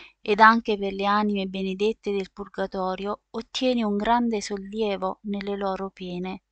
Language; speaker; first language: Italian; native; Italian